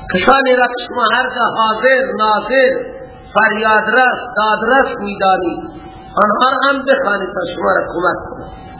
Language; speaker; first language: Persian; non-native, local second language; Baluchi